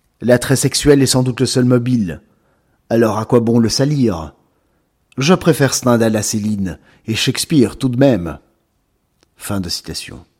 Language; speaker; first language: French; native; French